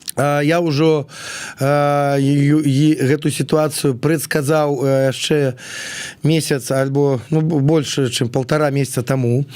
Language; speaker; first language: Belarusian; non-native, local second language; Russian